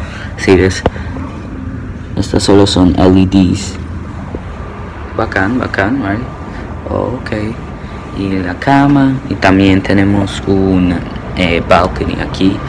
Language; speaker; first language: Spanish; early bilingual, heritage; Spanish